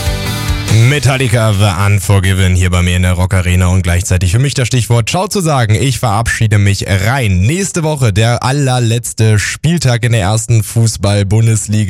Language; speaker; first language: German; native; German